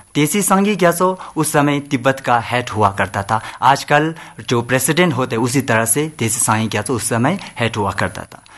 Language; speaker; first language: Hindi; non-native, local second language; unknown